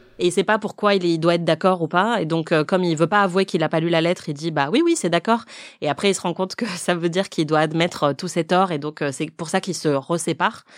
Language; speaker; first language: French; native; French